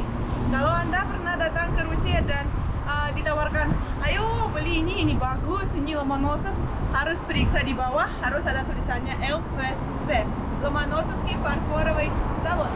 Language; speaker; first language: Indonesian; non-native, fluent; Russian